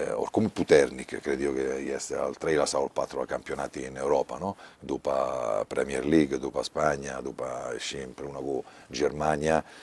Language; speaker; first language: Romanian; non-native, fluent; Italian